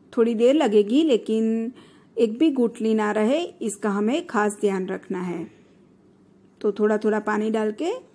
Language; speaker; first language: Hindi; non-native, local second language; Gujarati